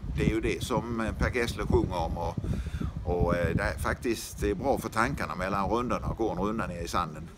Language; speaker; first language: Swedish; native; Swedish